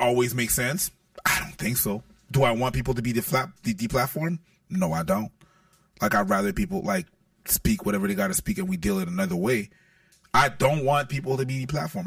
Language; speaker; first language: English; non-native, fluent; French